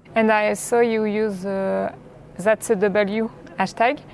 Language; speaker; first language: English; non-native, learner; French